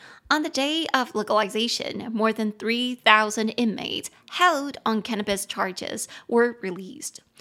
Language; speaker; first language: English; non-native, fluent; Chinese